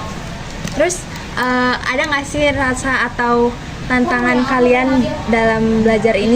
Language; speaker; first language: Indonesian; native; Indonesian